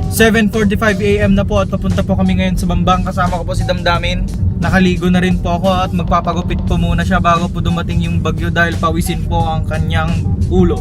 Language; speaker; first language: Filipino; non-native, local second language; Iloko